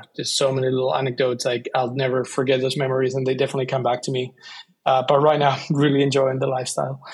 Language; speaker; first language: English; non-native, fluent; Spanish